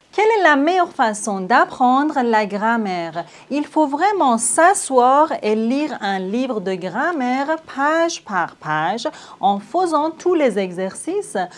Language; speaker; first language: French; non-native, fluent; Persian